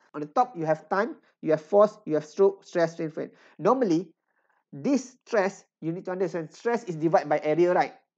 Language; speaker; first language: English; non-native, local second language; Malay